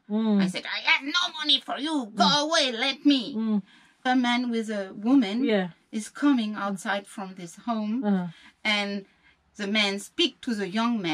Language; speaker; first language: English; non-native, learner; French